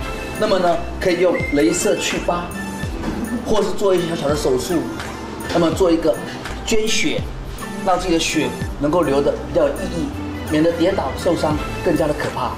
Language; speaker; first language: Chinese; native; Chinese